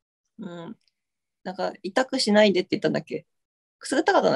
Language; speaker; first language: Japanese; native; Japanese